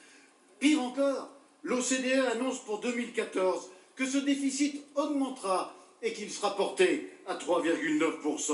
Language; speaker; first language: French; native; French